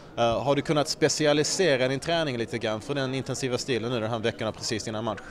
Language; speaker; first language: Swedish; native; Swedish